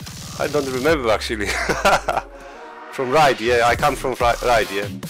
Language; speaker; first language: English; non-native, learner; Polish